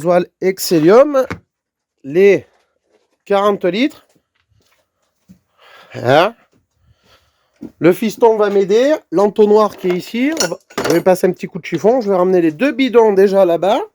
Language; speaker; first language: French; native; French